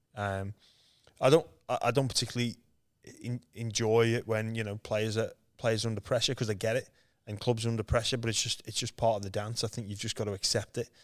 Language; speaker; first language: English; native; English